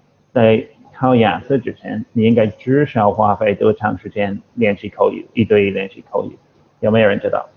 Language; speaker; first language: Chinese; non-native, fluent; English